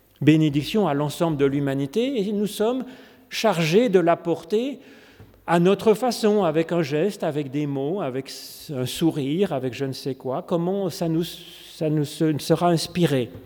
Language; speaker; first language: French; native; French